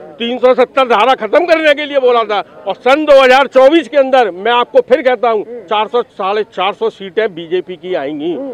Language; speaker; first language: Hindi; native; Hindi